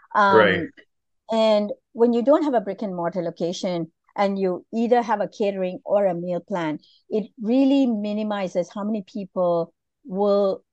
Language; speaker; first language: English; non-native, local second language; Tamil